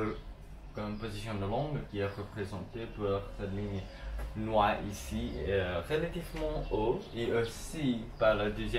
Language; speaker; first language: French; non-native, learner; English